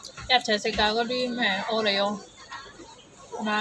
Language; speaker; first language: Cantonese; non-native, learner; Javanese